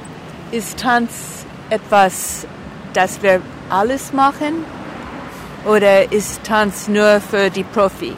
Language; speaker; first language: German; non-native, learner; English